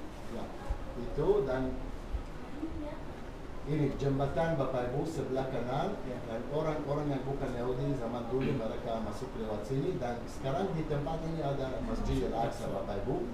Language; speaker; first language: Indonesian; non-native, fluent; Hebrew